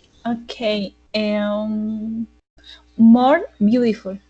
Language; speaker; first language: English; non-native, learner; Spanish